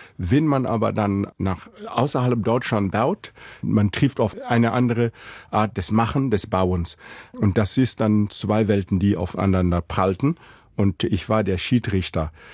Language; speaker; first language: German; non-native, fluent; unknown